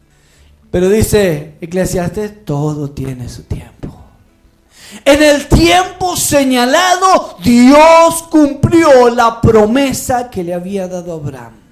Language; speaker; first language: Spanish; native; Spanish